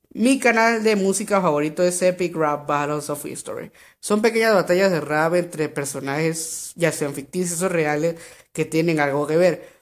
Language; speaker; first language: Spanish; native; Spanish